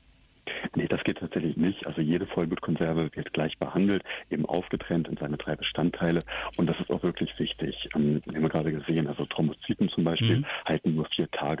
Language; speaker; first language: German; native; German